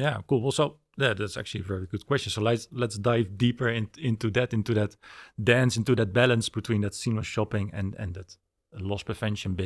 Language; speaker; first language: English; non-native, fluent; Dutch